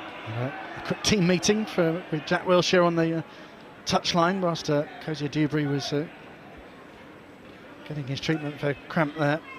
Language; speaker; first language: English; native; English